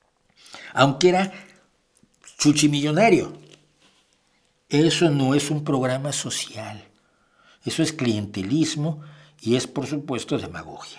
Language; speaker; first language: Spanish; native; Spanish